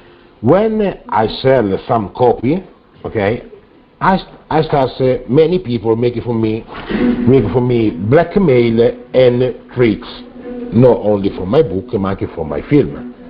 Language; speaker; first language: English; non-native, learner; Italian